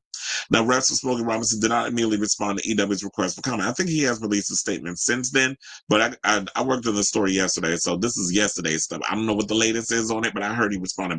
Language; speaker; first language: English; native; English